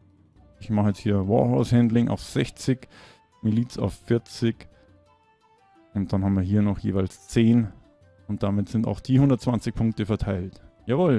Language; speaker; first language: German; native; German